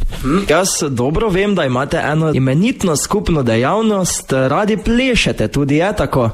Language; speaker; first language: Slovenian; native; Slovenian